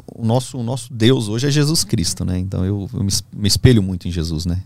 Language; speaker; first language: Portuguese; native; Portuguese